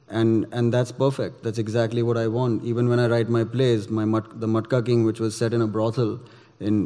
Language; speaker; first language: English; non-native, local second language; Gujarati